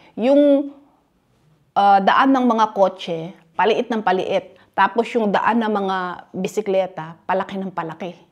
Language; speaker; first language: Filipino; non-native, local second language; Pampanga